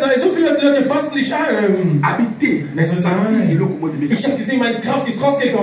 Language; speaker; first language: German; non-native, learner; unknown